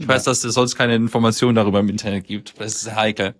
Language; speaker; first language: German; native; German